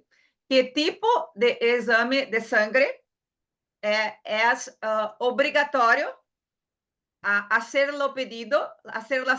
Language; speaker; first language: Spanish; non-native, learner; Portuguese